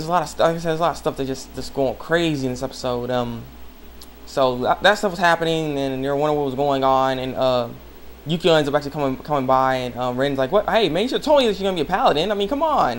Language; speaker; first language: English; native; English